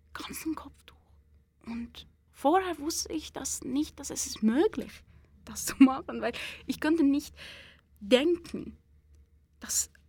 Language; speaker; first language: German; non-native, fluent; Persian